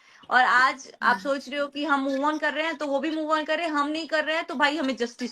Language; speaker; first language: Hindi; native; Hindi